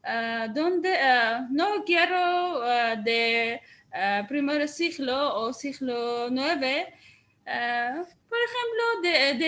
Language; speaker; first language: Spanish; non-native, fluent; Armenian